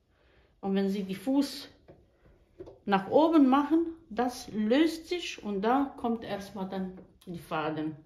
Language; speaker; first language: German; non-native, fluent; Bosnian